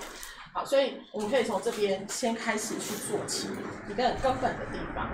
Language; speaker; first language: Chinese; native; Chinese